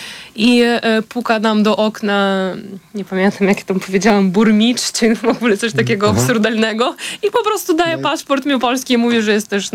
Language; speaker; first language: Polish; non-native, fluent; Ukrainian